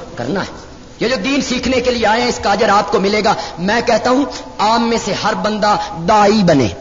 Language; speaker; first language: Urdu; non-native, local second language; Punjabi